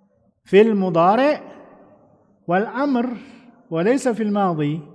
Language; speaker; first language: Arabic; non-native, fluent; Indonesian